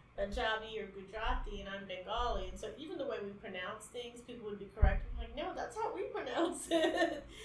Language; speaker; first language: English; native; English